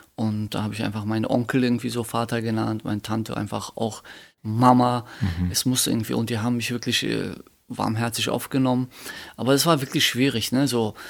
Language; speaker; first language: German; early bilingual, other home language; Turkish